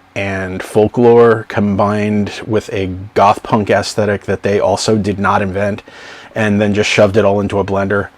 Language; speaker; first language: English; native; English